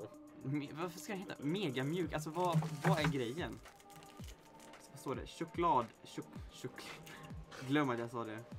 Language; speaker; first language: Swedish; native; Swedish